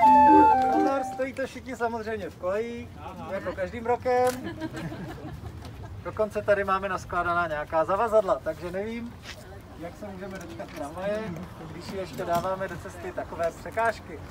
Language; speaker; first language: Czech; native; Czech